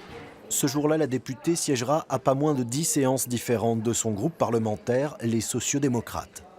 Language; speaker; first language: French; native; French